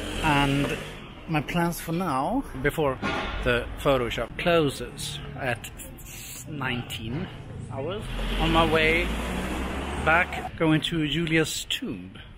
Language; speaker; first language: English; non-native, fluent; Swedish